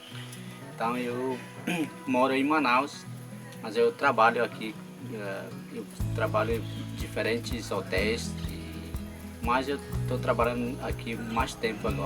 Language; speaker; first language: Portuguese; non-native, local second language; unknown